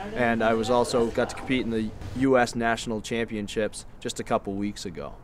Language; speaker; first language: English; native; English